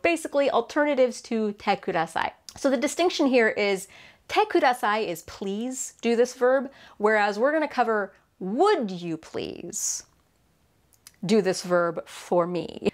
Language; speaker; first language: English; native; English